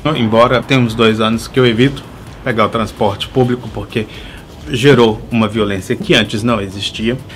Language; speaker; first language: Portuguese; native; Portuguese